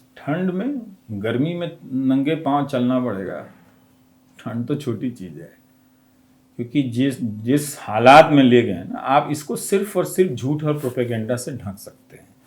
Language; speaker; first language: Hindi; non-native, local second language; Bhojpuri